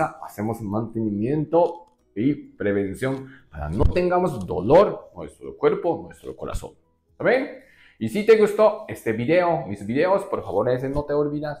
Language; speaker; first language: Spanish; non-native, learner; Japanese